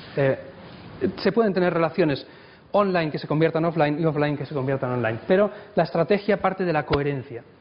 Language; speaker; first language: Spanish; non-native, local second language; Catalan